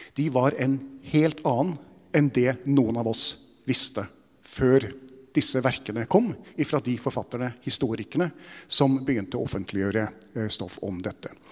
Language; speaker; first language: Norwegian; native; Norwegian